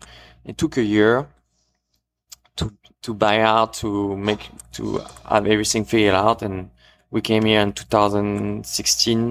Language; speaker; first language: English; non-native, fluent; French